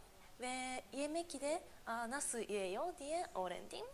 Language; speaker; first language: Turkish; non-native, learner; Japanese